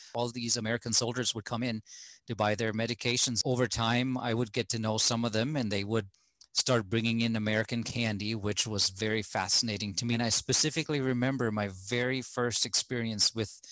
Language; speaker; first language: English; non-native, fluent; German